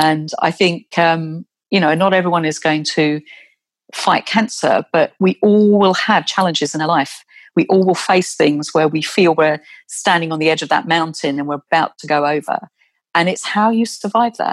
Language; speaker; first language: English; native; English